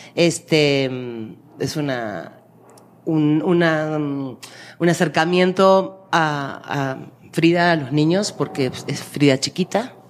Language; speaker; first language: Spanish; native; Spanish